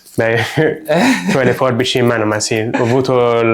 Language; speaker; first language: Italian; non-native, fluent; English